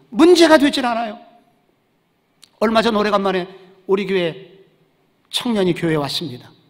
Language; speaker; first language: Korean; native; Korean